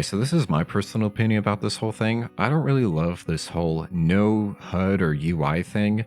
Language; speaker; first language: English; native; English